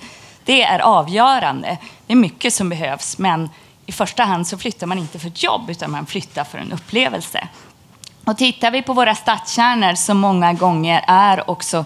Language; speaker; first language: Swedish; native; Swedish